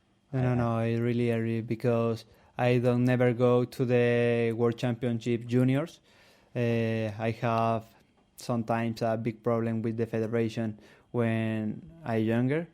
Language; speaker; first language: English; non-native, learner; Spanish